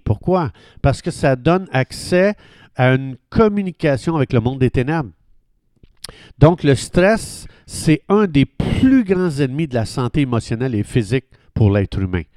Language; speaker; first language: French; native; French